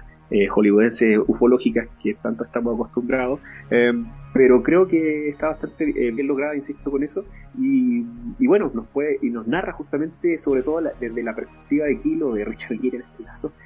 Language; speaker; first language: Spanish; native; Spanish